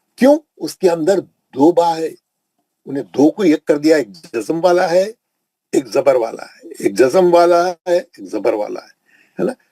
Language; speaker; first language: Urdu; native; Urdu